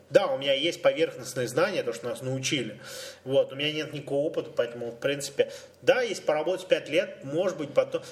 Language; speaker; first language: Russian; native; Russian